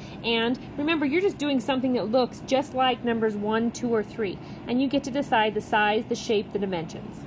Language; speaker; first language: English; native; English